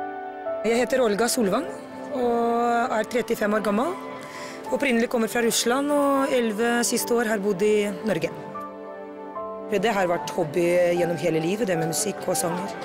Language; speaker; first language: Norwegian; non-native, fluent; Russian